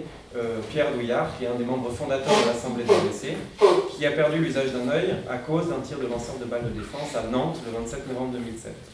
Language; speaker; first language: French; native; French